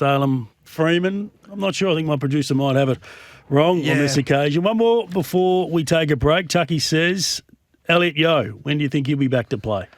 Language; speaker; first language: English; native; English